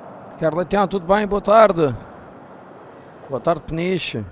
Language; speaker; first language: Portuguese; native; Portuguese